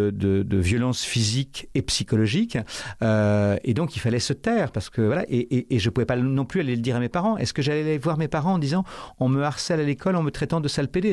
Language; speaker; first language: French; native; French